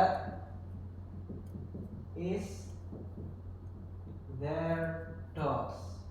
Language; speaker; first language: English; non-native, learner; Indonesian